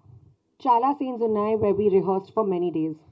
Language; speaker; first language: Telugu; non-native, fluent; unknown